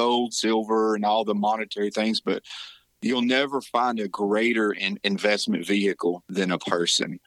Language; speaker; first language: English; native; English